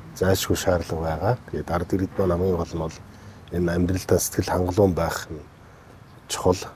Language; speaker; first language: Mongolian; native; Mongolian